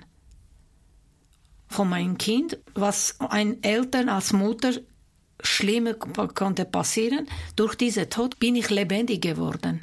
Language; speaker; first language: German; non-native, fluent; Armenian